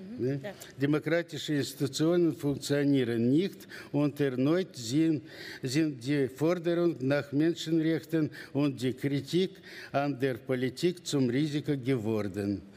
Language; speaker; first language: German; non-native, learner; Russian